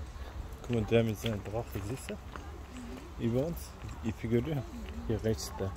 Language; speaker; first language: Turkish; native; Turkish